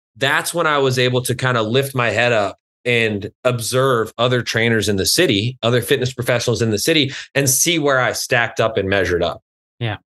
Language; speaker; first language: English; native; English